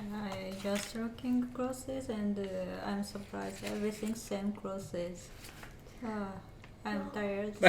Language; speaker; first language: English; non-native, learner; Japanese